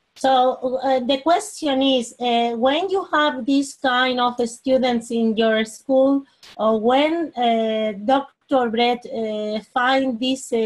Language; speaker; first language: English; non-native, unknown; Spanish